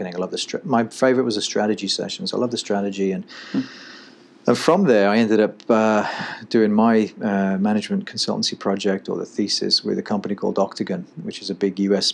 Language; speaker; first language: English; native; English